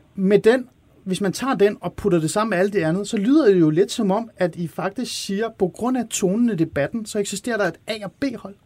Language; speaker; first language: Danish; early bilingual, other home language; Persian